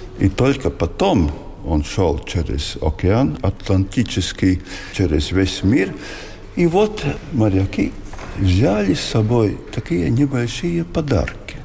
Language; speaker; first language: Russian; non-native, local second language; Latvian